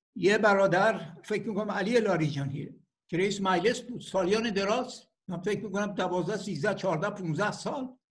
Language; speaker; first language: Persian; native; Persian